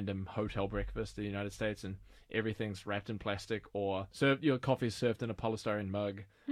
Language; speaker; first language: English; native; English